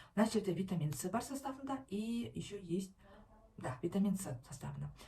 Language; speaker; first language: Russian; non-native, local second language; Kazakh